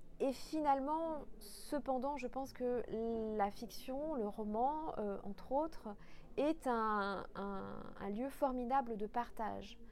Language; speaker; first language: French; non-native, local second language; Kinyarwanda